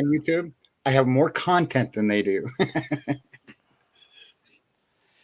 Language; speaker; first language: English; native; English